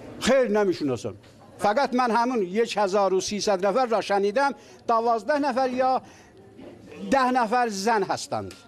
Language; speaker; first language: Persian; non-native, local second language; Azerbaijani